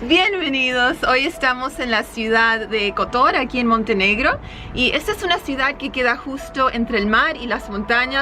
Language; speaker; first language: Spanish; native; Spanish